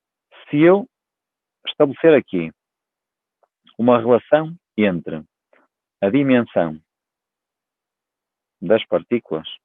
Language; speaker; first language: Portuguese; native; Portuguese